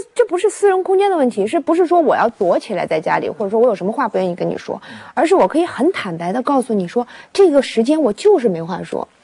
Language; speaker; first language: Chinese; native; Chinese